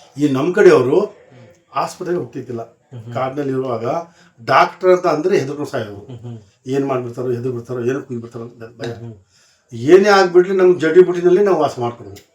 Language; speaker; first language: Kannada; non-native, local second language; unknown